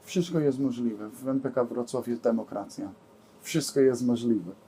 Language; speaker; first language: Polish; non-native, learner; English